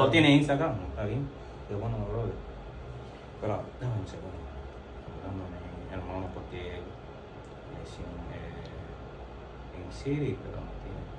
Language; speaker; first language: Spanish; non-native, learner; English